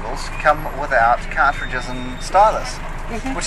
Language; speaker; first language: English; native; English